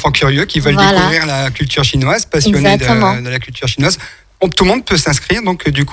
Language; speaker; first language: French; native; French